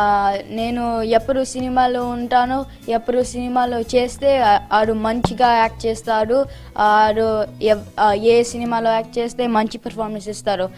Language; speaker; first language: Telugu; early bilingual, heritage; Telugu